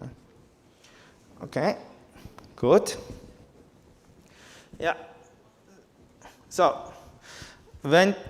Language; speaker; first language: German; non-native, learner; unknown